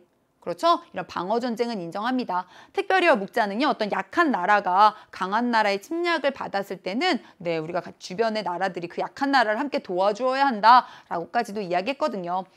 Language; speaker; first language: Korean; native; Korean